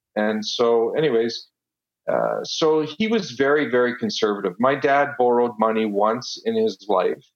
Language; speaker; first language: English; non-native, fluent; Italian